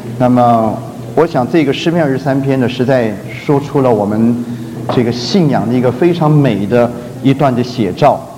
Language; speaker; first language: Chinese; native; Chinese